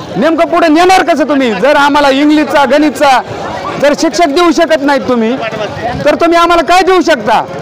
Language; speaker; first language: Marathi; native; Marathi